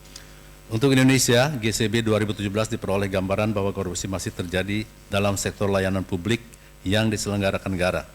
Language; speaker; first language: Indonesian; native; Indonesian